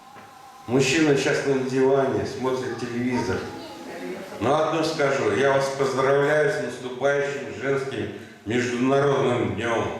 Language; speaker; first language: Russian; non-native, local second language; Tatar